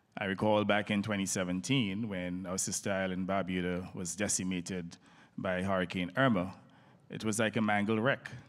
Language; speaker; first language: English; native; English